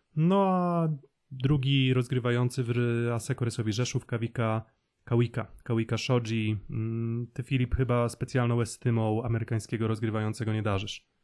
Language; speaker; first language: Polish; native; Polish